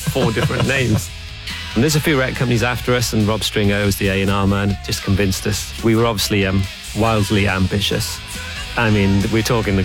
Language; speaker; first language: English; native; English